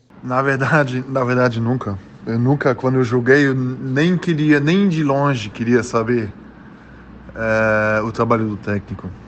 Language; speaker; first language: Portuguese; early bilingual, heritage; German